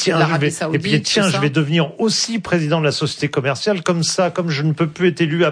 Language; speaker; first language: French; native; French